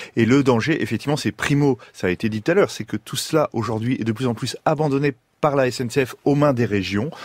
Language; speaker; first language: French; native; French